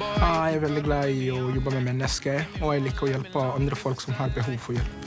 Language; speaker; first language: Norwegian; non-native, fluent; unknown